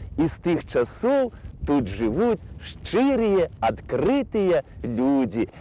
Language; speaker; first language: Belarusian; native; Belarusian